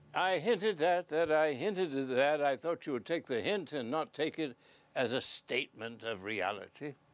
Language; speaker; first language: English; native; English